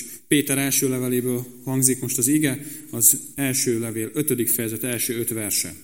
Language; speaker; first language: Hungarian; native; Hungarian